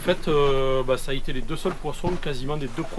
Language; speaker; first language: French; native; French